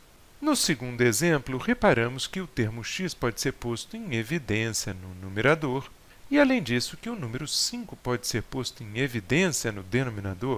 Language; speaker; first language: Portuguese; native; Portuguese